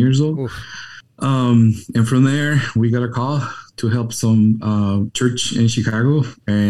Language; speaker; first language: English; non-native, fluent; Spanish